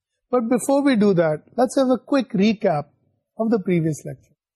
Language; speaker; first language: English; non-native, local second language; Urdu